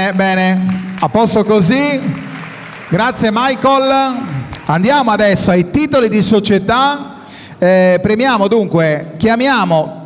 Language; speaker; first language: Italian; native; Italian